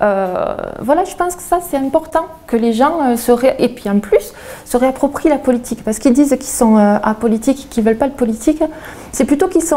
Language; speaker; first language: French; native; French